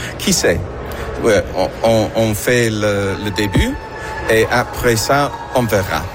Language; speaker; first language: French; non-native, learner; English